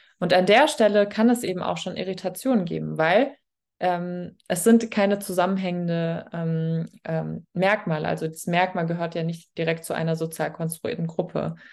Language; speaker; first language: German; native; German